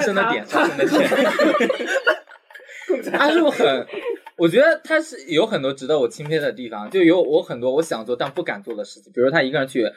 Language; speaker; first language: Chinese; native; Chinese